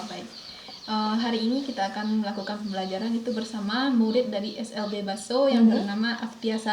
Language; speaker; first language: Indonesian; native; Indonesian